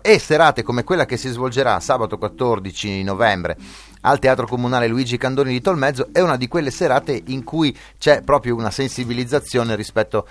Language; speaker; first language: Italian; native; Italian